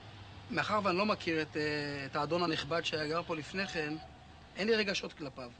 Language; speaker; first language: Hebrew; native; Hebrew